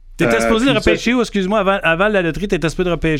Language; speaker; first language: French; native; French